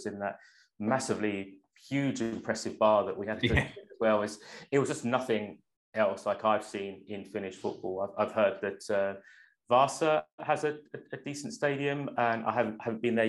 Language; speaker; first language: English; native; English